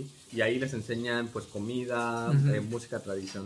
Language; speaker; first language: Spanish; native; Spanish